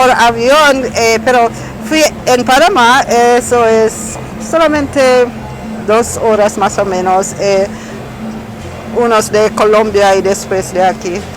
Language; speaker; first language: Spanish; non-native, learner; English